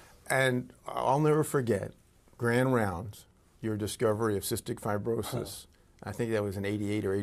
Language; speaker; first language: English; native; English